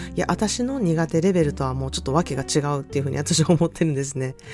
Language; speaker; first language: Japanese; native; Japanese